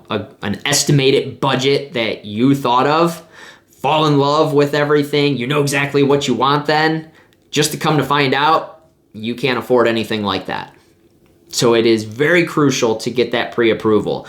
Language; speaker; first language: English; native; English